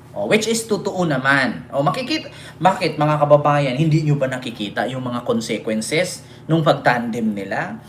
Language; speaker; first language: Filipino; non-native, local second language; Cebuano